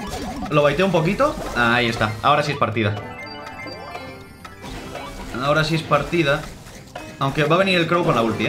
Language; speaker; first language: Spanish; native; Spanish